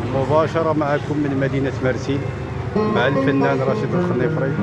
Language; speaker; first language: Arabic; native; Arabic